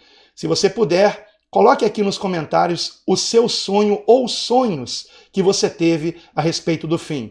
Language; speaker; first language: Portuguese; native; Portuguese